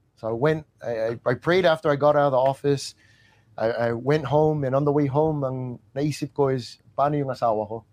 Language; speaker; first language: English; native; English